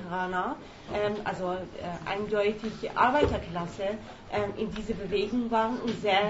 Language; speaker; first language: German; non-native, learner; Persian